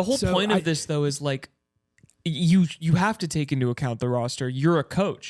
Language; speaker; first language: English; native; English